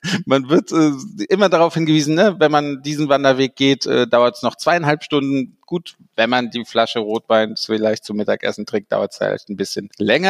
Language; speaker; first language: German; native; German